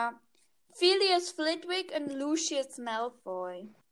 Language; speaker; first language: German; native; German